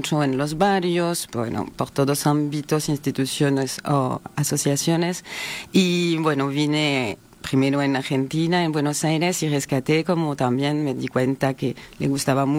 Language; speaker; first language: Spanish; non-native, fluent; French